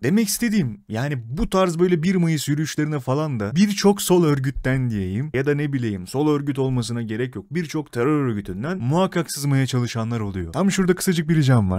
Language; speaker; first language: Turkish; native; Turkish